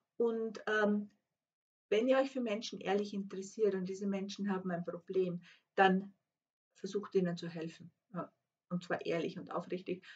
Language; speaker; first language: German; non-native, fluent; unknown